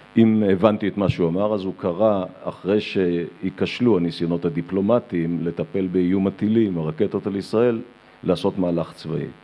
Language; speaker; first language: Hebrew; native; Hebrew